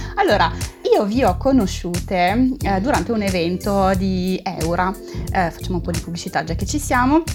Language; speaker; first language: Italian; non-native, fluent; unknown